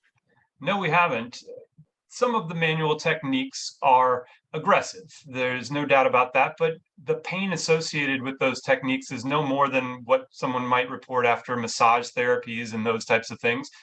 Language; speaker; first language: English; native; English